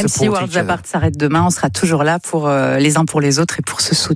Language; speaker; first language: French; native; French